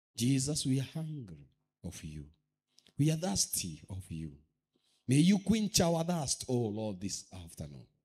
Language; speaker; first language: English; non-native, local second language; Swahili